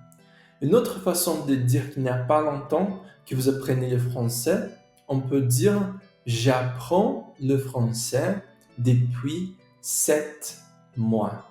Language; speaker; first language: French; non-native, fluent; Portuguese